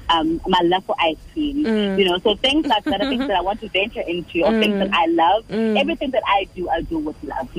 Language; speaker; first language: English; non-native, local second language; Xhosa